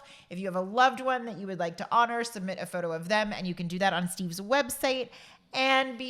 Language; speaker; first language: English; native; English